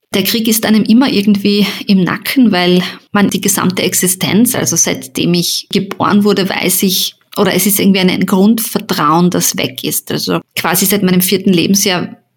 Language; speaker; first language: German; early bilingual, other home language; Bosnian